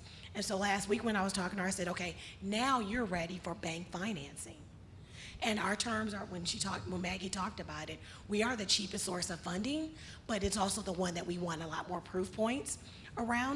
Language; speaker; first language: English; native; English